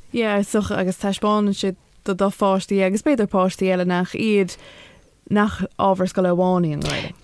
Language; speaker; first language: Irish; non-native, local second language; English